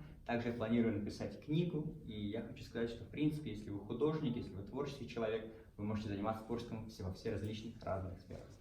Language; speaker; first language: Russian; native; Russian